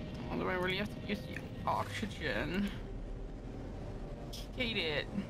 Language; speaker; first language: English; non-native, fluent; Dutch